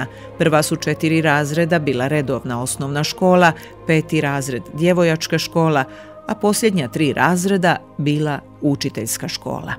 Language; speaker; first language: Croatian; native; Croatian